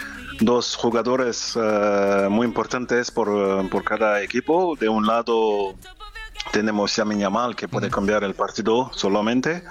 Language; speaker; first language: Spanish; non-native, fluent; French